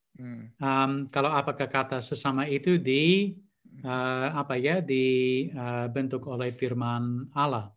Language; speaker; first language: Indonesian; non-native, fluent; English